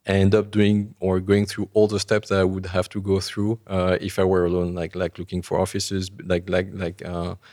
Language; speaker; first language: English; non-native, fluent; French